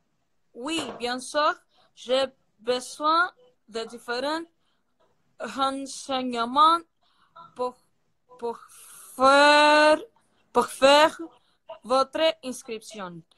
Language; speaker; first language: French; non-native, learner; Portuguese